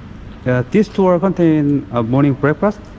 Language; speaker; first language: English; non-native, learner; Korean